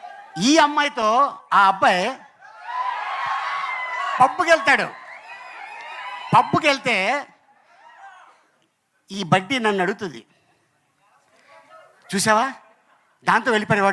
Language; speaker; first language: Telugu; native; Telugu